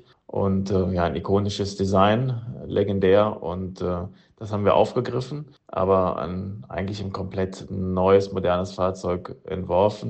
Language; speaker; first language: German; native; German